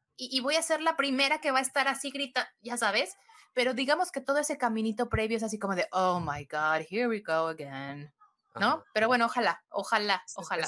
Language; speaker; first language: Spanish; native; Spanish